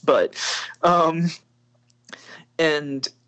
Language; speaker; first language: English; native; English